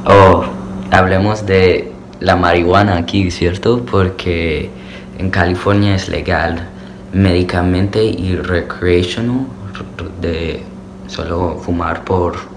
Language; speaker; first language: Spanish; early bilingual, heritage; Spanish